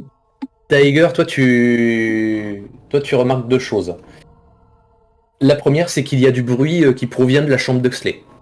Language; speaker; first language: French; native; French